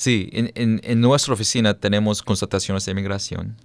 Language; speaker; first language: Spanish; non-native, fluent; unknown